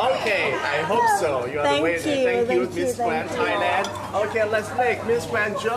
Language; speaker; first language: English; non-native, learner; Thai